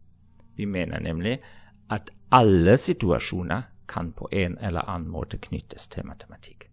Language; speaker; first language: Norwegian; non-native, fluent; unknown